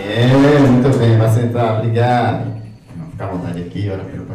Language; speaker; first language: Portuguese; native; Portuguese